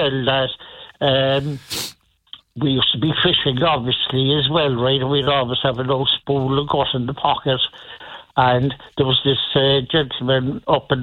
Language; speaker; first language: English; native; English